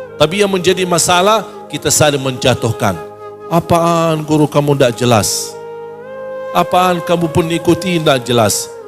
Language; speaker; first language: Malay; non-native, fluent; Arabic